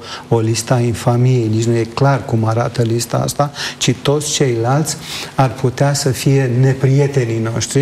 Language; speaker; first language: Romanian; native; Romanian